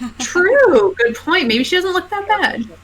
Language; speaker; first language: English; native; English